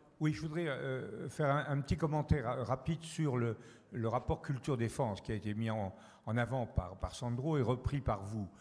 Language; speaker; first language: French; native; French